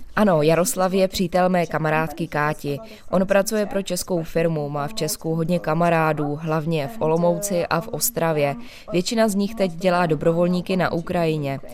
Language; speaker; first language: Czech; non-native, fluent; Ukrainian